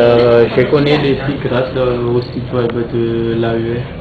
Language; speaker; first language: French; non-native, local second language; Malagasy